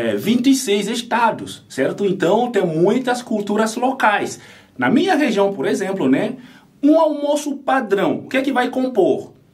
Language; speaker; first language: Portuguese; non-native, fluent; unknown